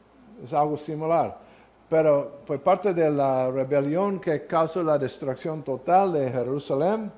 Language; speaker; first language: Spanish; non-native, learner; English